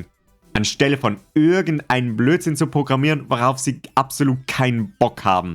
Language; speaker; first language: German; native; German